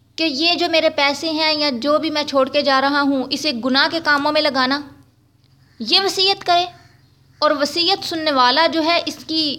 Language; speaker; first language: Urdu; native; Urdu